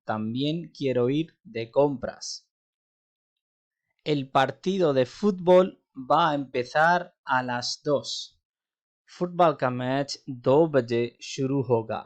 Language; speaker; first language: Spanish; non-native, fluent; Urdu